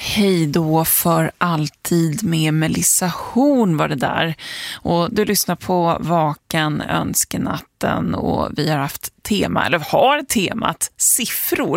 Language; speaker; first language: Swedish; native; Swedish